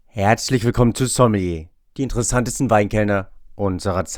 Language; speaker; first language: German; native; German